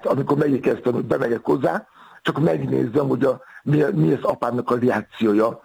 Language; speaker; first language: Hungarian; non-native, fluent; Yoruba